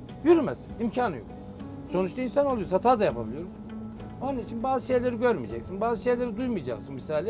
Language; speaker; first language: Turkish; native; Turkish